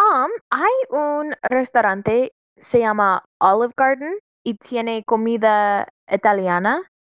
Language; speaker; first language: Spanish; non-native, fluent; English